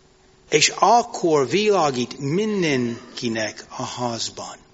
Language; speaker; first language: Hungarian; non-native, fluent; English